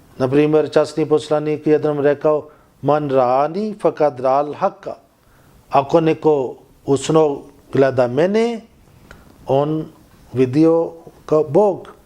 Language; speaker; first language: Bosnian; non-native, learner; Urdu